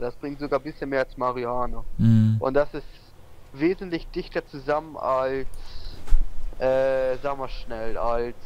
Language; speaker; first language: German; native; German